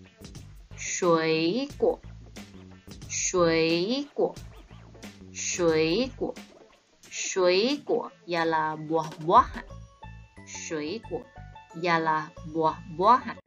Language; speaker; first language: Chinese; native; Chinese